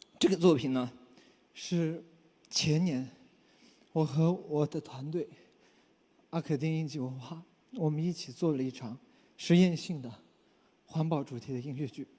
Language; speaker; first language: Chinese; non-native, local second language; Tibetan